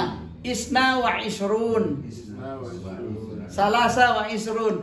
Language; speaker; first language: Arabic; non-native, fluent; Indonesian